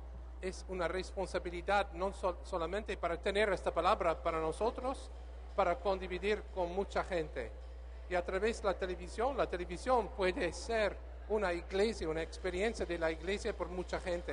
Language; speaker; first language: Spanish; non-native, learner; English